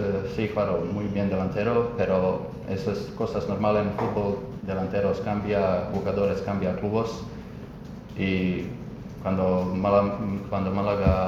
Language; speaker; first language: Spanish; non-native, learner; Croatian